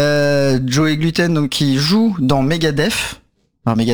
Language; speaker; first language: French; native; French